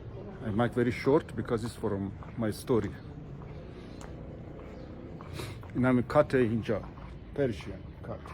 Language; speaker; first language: English; non-native, learner; Persian